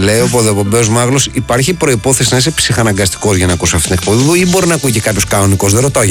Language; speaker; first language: Greek; native; Greek